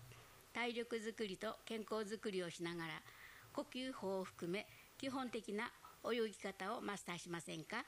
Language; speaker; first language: Japanese; native; Japanese